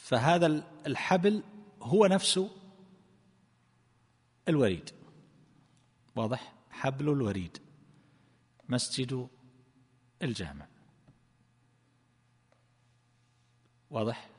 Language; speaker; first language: Arabic; native; Arabic